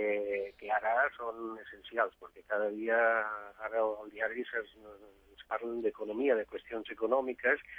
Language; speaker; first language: Catalan; non-native, fluent; Italian